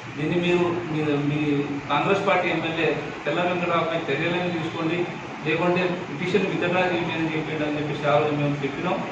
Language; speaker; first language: Telugu; non-native, local second language; Lambadi